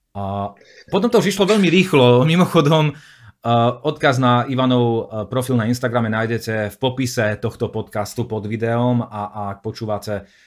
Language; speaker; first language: Slovak; native; Slovak